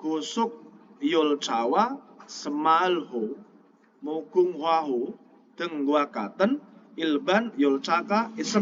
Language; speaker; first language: Korean; non-native, fluent; Indonesian